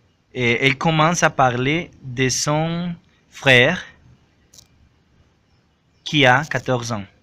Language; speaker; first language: French; non-native, learner; Spanish